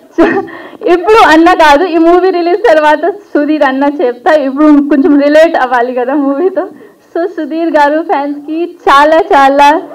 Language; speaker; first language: Telugu; non-native, local second language; Hindi